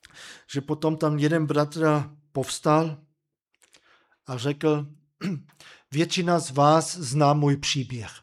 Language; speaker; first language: Czech; non-native, fluent; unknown